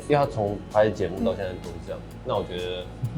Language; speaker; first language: Chinese; native; Chinese